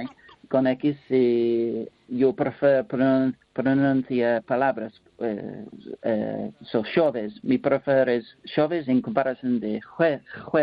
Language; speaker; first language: Spanish; non-native, learner; English